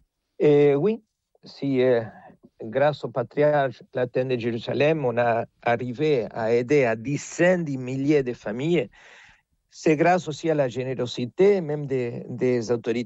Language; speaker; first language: French; non-native, fluent; Spanish